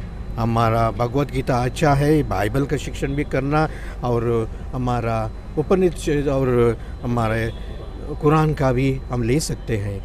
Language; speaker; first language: Hindi; non-native, local second language; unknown